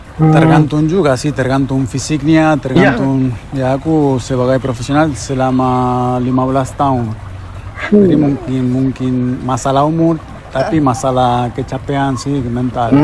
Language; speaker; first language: Indonesian; non-native, fluent; Spanish